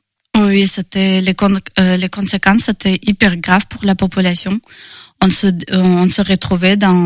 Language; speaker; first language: French; non-native, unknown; Russian